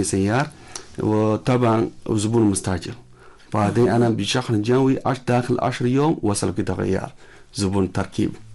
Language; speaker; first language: Arabic; non-native, learner; Chinese